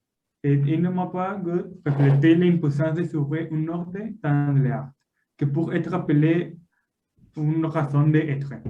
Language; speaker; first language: French; non-native, learner; Spanish